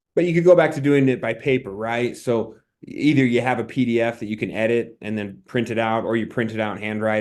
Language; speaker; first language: English; native; English